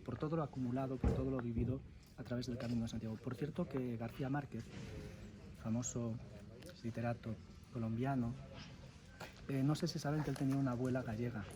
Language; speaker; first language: Spanish; native; Spanish